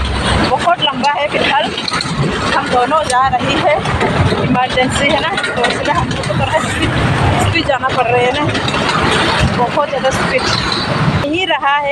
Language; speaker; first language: Hindi; non-native, local second language; Assamese